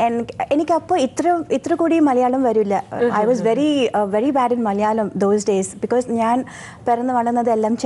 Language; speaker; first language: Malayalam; non-native, local second language; Tamil